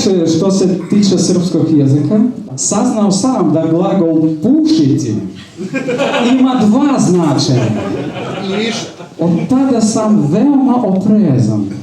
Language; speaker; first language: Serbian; non-native, fluent; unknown